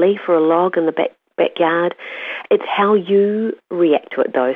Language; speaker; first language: English; native; English